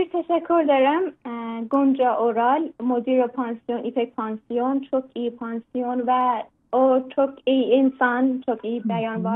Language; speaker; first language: Turkish; non-native, learner; Persian